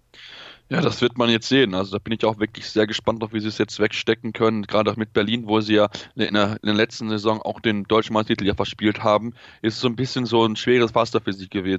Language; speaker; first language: German; native; German